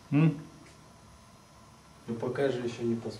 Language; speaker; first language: Russian; non-native, local second language; Uyghur